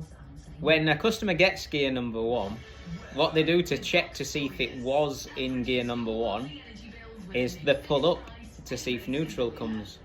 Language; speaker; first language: English; native; English